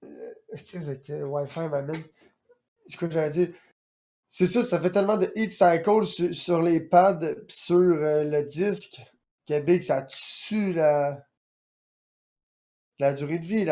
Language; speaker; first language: French; native; French